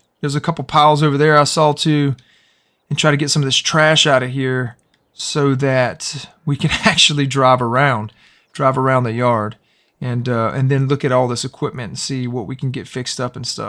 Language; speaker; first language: English; native; English